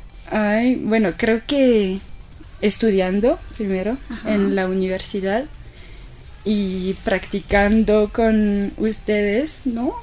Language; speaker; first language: Spanish; non-native, learner; French